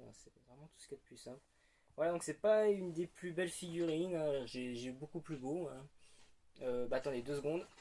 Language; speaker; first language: French; native; French